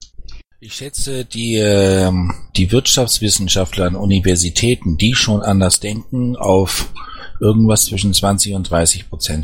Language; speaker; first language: German; native; German